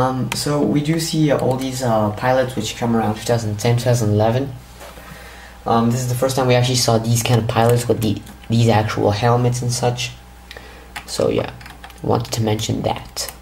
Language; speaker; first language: English; native; English